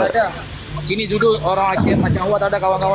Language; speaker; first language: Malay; non-native, learner; Rohingya